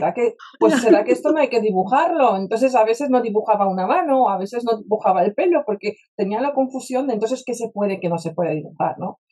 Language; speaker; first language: Spanish; non-native, fluent; Polish